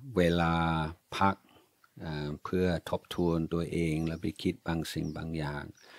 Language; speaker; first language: Thai; non-native, fluent; English